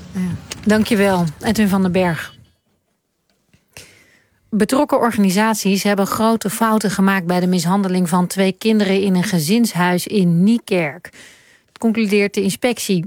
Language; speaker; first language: Dutch; native; Dutch